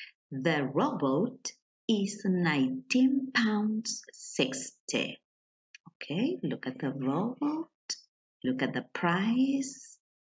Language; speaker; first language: English; non-native, fluent; Spanish